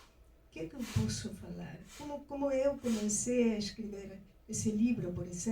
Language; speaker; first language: Portuguese; non-native, fluent; Spanish